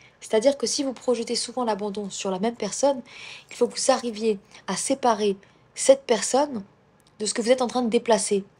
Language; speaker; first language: French; native; French